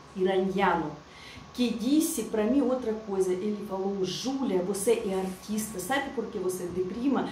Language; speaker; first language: Portuguese; non-native, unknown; Russian